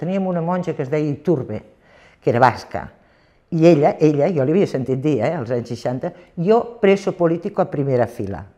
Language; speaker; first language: Catalan; native; Catalan